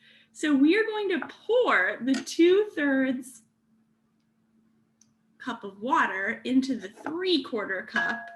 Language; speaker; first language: English; native; English